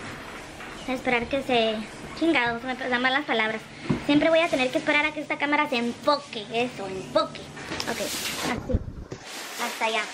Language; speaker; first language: Spanish; native; Spanish